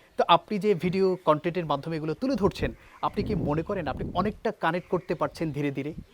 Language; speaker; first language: Bangla; native; Bangla